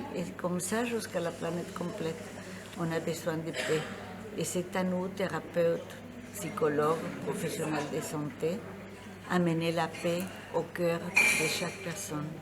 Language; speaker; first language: French; non-native, fluent; Spanish